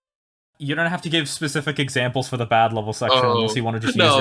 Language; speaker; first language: English; native; English